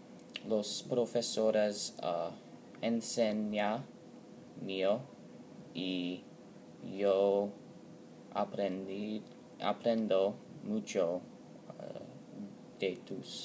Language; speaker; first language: Spanish; non-native, learner; English